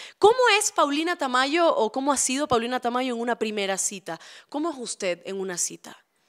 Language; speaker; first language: Spanish; native; Spanish